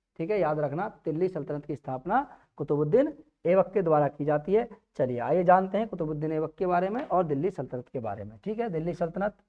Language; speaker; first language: Hindi; native; Hindi